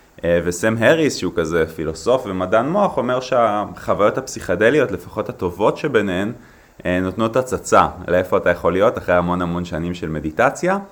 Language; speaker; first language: Hebrew; native; Hebrew